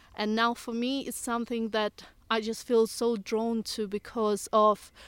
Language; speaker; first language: English; non-native, fluent; Russian